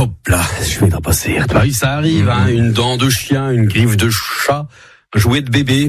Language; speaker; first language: French; native; French